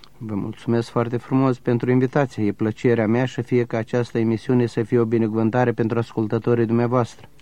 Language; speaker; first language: Romanian; native; Romanian